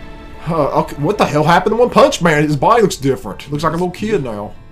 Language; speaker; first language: English; native; English